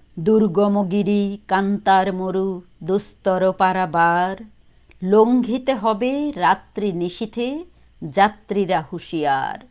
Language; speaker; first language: Bangla; native; Bangla